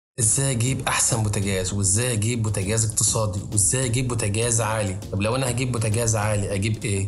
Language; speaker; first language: Arabic; native; Arabic